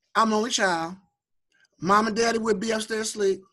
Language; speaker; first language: English; native; English